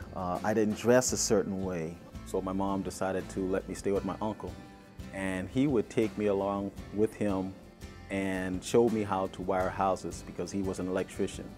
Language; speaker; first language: English; native; English